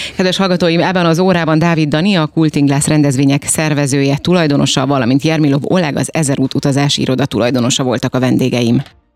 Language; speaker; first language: Hungarian; native; Hungarian